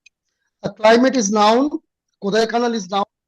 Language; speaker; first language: English; non-native, learner; Hindi